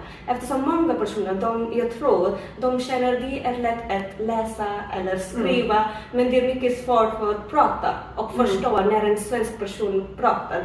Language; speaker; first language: Swedish; non-native, learner; Hindi